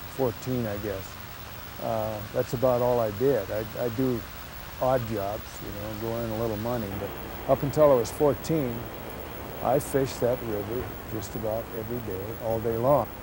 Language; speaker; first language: English; native; English